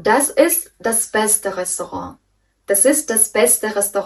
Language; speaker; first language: German; non-native, fluent; Kyrgyz